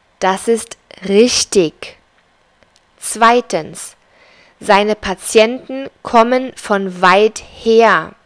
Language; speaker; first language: German; non-native, fluent; Spanish